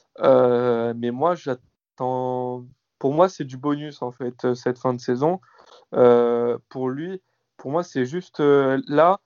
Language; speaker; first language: French; native; French